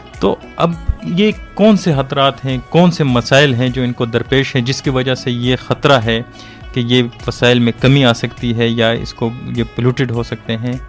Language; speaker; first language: Urdu; non-native, local second language; Pashto